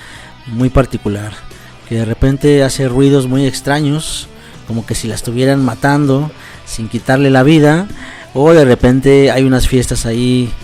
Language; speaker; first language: Spanish; native; Spanish